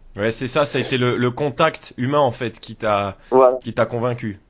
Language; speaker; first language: French; native; French